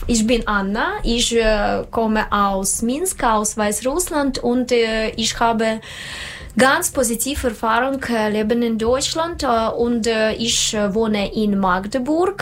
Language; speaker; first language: German; non-native, learner; Russian